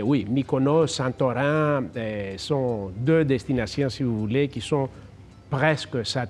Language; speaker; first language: French; non-native, fluent; Greek